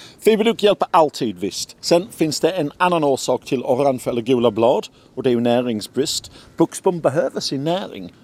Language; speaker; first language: Swedish; non-native, fluent; English